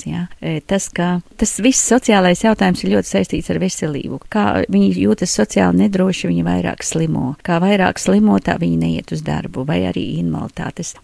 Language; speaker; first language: Latvian; non-native, local second language; Russian